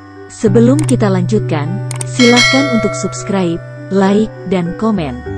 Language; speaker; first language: Indonesian; native; Indonesian